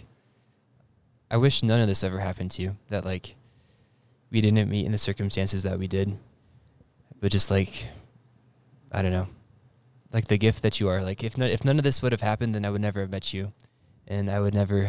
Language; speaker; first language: English; native; English